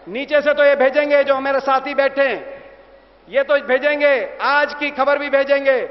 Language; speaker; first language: Hindi; native; Hindi